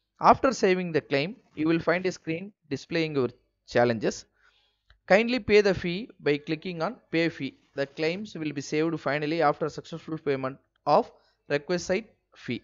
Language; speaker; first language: English; non-native, local second language; Tamil